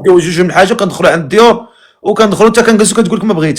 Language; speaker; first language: Arabic; native; Arabic